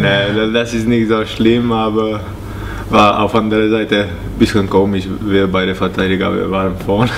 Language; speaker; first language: German; non-native, learner; Czech